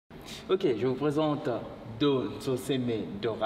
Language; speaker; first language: French; non-native, local second language; Lingala